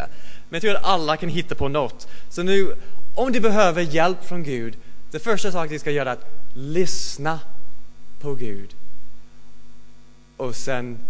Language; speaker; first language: Swedish; non-native, fluent; English